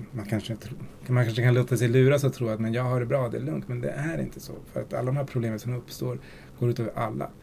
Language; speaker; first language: Swedish; early bilingual, other home language; Spanish